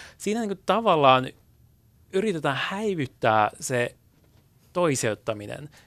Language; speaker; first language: Finnish; early bilingual, other home language; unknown